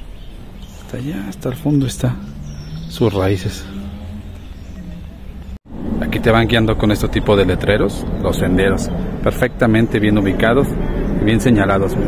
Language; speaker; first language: Spanish; native; Spanish